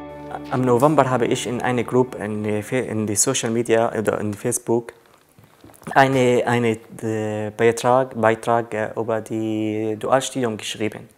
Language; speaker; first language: German; non-native, learner; Arabic